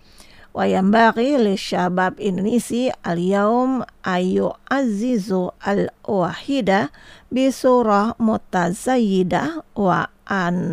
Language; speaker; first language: Arabic; non-native, fluent; Indonesian